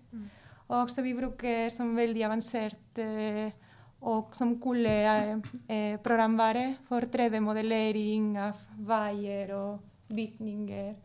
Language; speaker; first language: Norwegian; non-native, fluent; Spanish